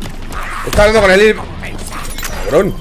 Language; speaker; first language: Spanish; native; Spanish